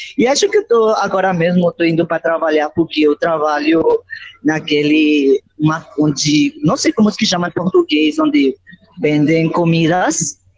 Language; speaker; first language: Portuguese; non-native, learner; Spanish